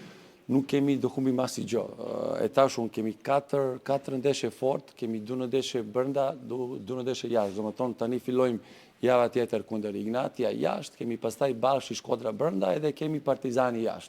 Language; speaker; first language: Albanian; non-native, learner; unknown